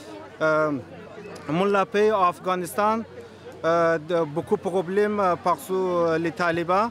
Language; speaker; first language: French; non-native, learner; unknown